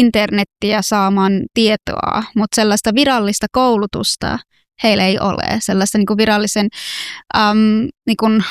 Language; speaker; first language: Finnish; non-native, fluent; Persian